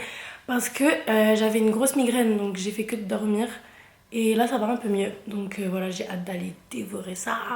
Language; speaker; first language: French; native; French